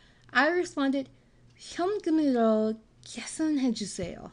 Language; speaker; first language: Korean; non-native, learner; English